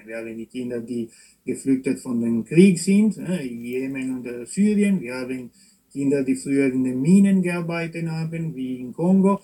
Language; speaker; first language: German; non-native, fluent; Italian